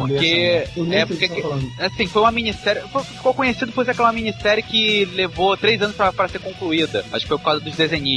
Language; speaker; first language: Portuguese; native; Portuguese